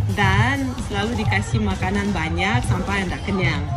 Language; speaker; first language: Indonesian; non-native, fluent; Russian